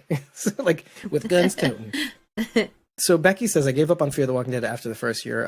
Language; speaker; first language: English; native; English